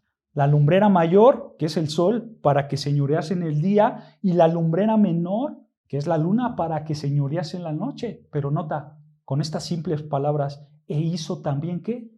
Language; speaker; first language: Spanish; native; Spanish